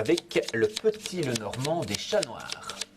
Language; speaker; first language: French; native; French